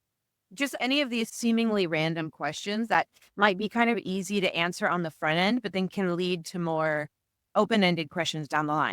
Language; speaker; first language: English; native; English